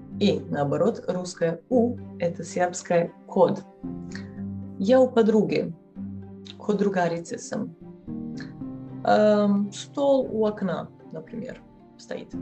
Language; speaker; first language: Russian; non-native, fluent; Serbian